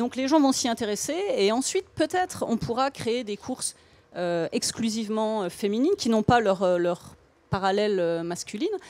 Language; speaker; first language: French; native; French